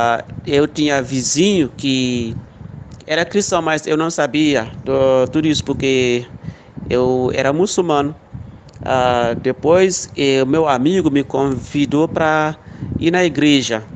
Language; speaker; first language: Portuguese; non-native, local second language; Fula